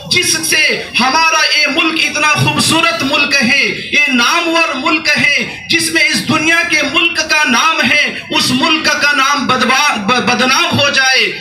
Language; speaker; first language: Urdu; native; Urdu